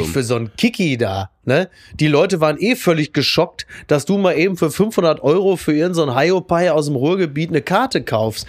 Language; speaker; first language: German; native; German